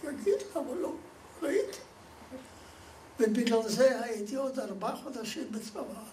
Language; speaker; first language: Hebrew; non-native, fluent; Polish